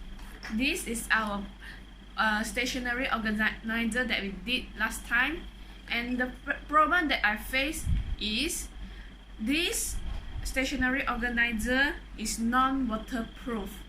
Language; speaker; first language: English; non-native, local second language; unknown